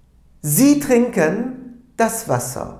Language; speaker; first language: German; non-native, fluent; Turkish